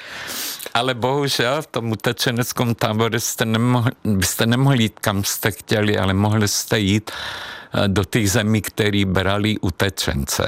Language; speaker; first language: Czech; non-native, fluent; Hungarian